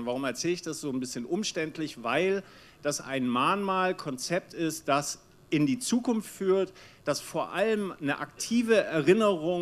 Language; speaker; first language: German; native; German